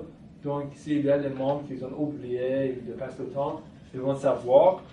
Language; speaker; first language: French; non-native, fluent; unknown